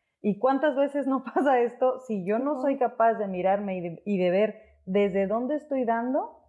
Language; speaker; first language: Spanish; native; Spanish